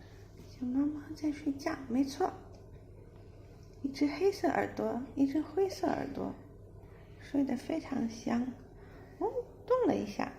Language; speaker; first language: Chinese; native; Chinese